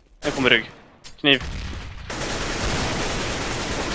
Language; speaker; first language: Swedish; native; Swedish